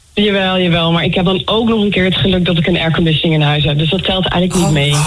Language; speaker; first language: Dutch; native; Dutch